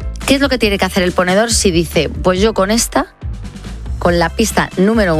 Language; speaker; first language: Spanish; native; Spanish